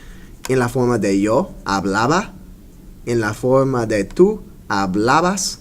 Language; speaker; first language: Spanish; non-native, fluent; English